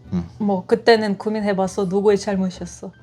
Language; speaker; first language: Korean; non-native, fluent; Russian